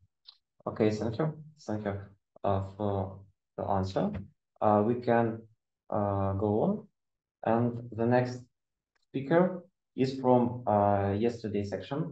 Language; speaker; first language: English; non-native, fluent; Ukrainian